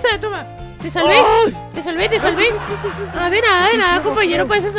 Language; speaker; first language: Spanish; native; Spanish